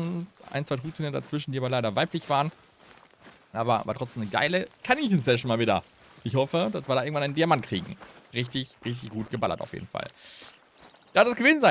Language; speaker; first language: German; native; German